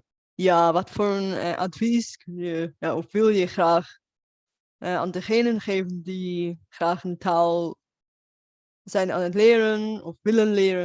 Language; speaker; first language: Dutch; non-native, fluent; Bulgarian